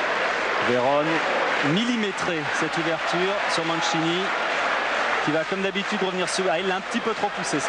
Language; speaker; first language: French; native; French